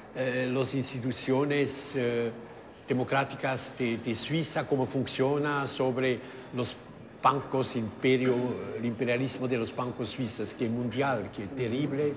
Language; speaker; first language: Spanish; non-native, fluent; German